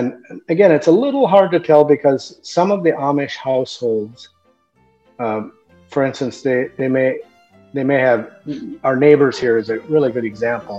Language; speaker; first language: English; early bilingual, other home language; German